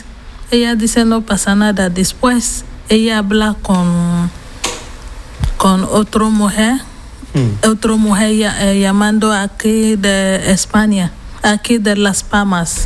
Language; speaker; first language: Spanish; non-native, learner; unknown